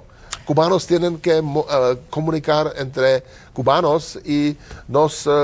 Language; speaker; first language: Spanish; non-native, learner; Czech